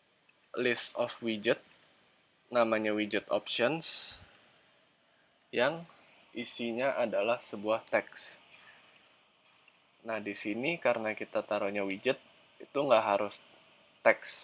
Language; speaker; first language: Indonesian; native; Indonesian